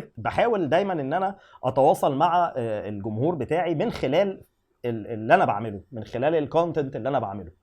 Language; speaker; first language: Egyptian Arabic; native; Egyptian Arabic